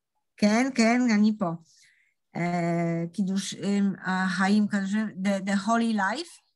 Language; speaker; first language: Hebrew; non-native, learner; English